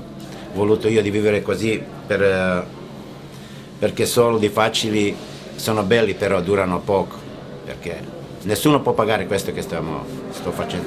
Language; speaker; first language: Italian; non-native, fluent; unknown